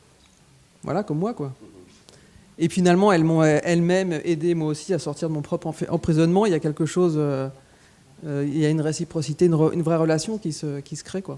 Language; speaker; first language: French; native; French